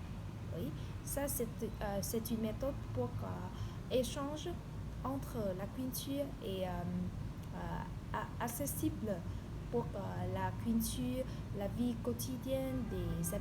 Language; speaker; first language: French; non-native, learner; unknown